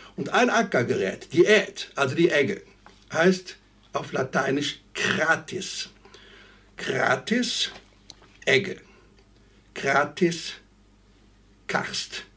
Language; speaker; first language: German; native; German